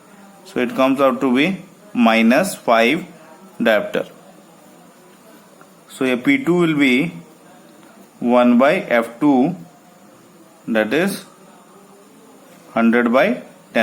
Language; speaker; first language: English; non-native, local second language; Hindi